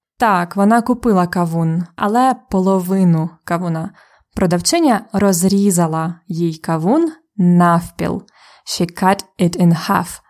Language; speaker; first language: Ukrainian; native; Ukrainian